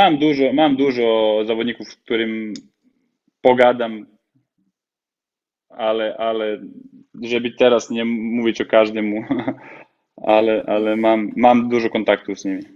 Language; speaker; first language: Polish; non-native, fluent; Serbian